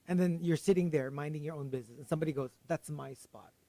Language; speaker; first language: English; non-native, local second language; Filipino